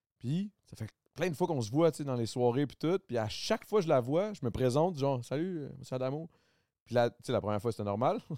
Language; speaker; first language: French; native; French